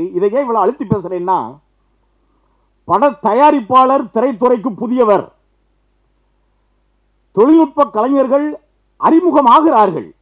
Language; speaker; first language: Tamil; native; Tamil